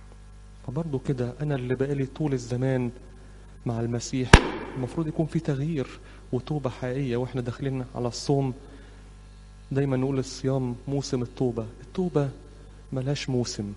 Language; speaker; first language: Arabic; native; Arabic